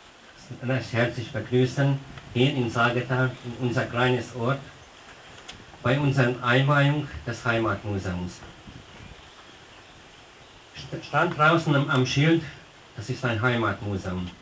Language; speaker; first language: German; non-native, local second language; Hungarian